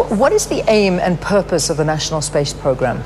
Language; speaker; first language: English; native; English